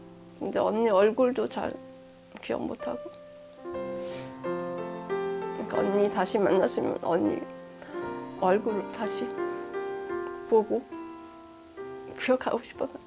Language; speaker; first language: Korean; early bilingual, heritage; Korean